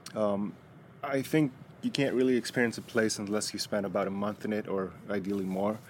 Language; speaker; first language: English; non-native, fluent; Greek